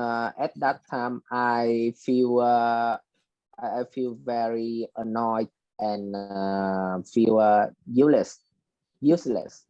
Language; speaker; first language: English; non-native, learner; Vietnamese